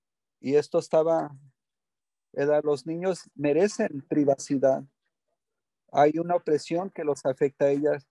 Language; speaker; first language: Spanish; early bilingual, heritage; English